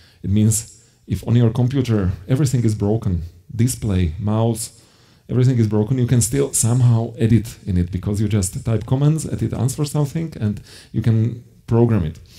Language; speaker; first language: English; non-native, fluent; Slovak